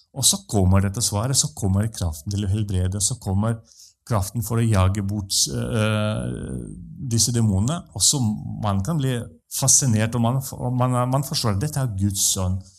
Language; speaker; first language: Norwegian; non-native, fluent; Russian